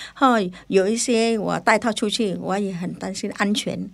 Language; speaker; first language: Chinese; non-native, learner; Vietnamese